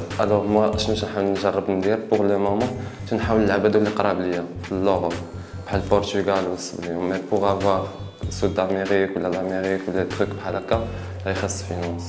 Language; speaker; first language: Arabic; native; Arabic